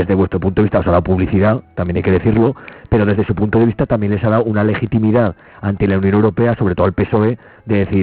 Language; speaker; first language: Spanish; native; Spanish